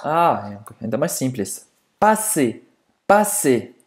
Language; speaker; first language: Portuguese; non-native, fluent; French